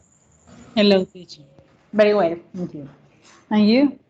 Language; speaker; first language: English; non-native, learner; Spanish